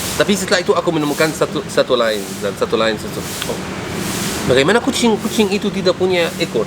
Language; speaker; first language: Indonesian; non-native, fluent; Arabic